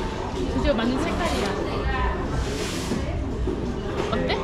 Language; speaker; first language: Korean; non-native, learner; French